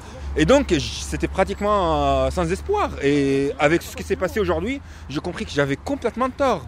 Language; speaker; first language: French; non-native, fluent; Arabic